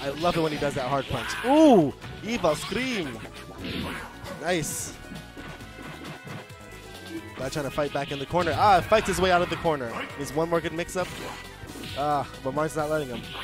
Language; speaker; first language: English; native; English